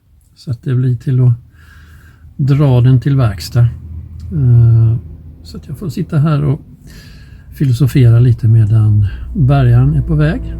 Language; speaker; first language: Swedish; native; Swedish